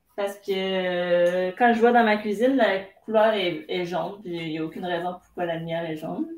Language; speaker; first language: French; native; French